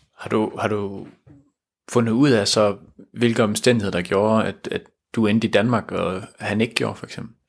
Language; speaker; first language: Danish; native; Danish